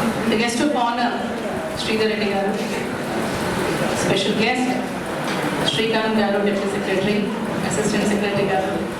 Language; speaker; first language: English; non-native, local second language; Kannada